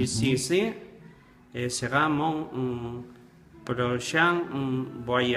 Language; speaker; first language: French; non-native, learner; Spanish